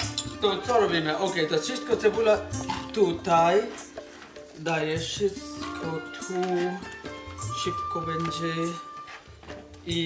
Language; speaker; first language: Polish; non-native, learner; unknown